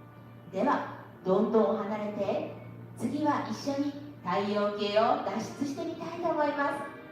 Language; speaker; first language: Japanese; native; Japanese